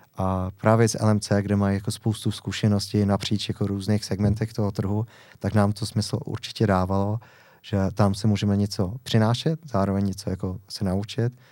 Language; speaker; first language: Czech; non-native, fluent; English